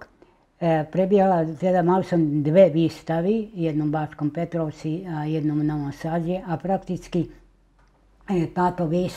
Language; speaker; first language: Slovak; native; Slovak